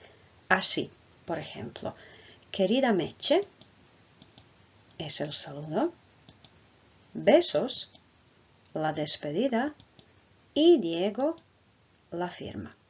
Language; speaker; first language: Spanish; non-native, fluent; Croatian